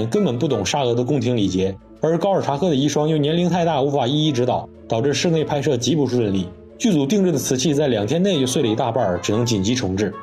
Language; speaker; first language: Chinese; native; Chinese